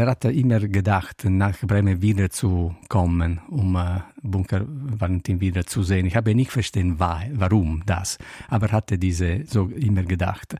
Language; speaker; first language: German; non-native, learner; Italian